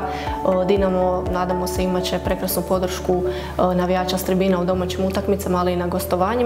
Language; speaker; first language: Croatian; native; Croatian